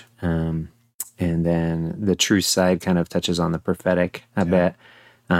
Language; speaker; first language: English; native; English